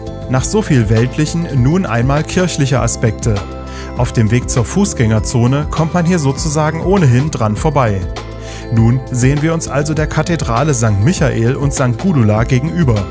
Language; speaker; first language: German; native; German